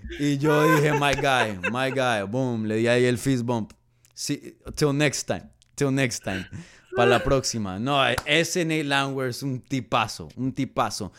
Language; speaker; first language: Spanish; native; Spanish